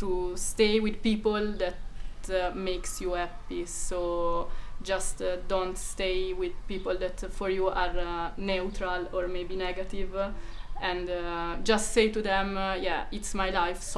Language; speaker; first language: English; non-native, fluent; Italian